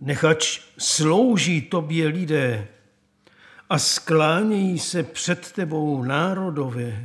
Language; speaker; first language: Czech; native; Czech